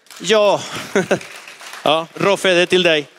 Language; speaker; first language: Swedish; non-native, fluent; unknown